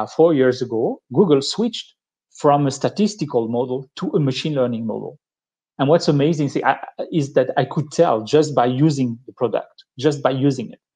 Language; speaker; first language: English; non-native, fluent; French